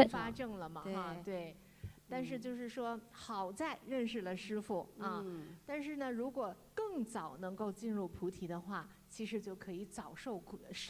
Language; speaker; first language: Chinese; native; Chinese